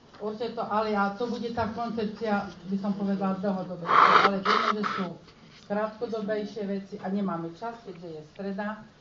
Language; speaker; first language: Slovak; early bilingual, heritage; Slovak